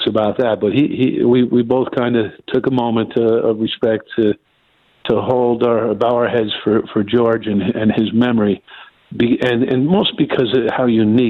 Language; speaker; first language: English; native; English